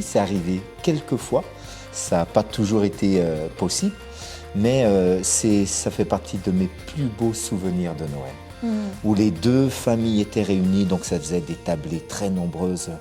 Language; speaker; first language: French; native; French